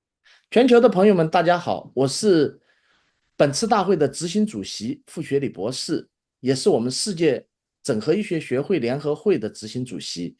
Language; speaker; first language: Chinese; native; Chinese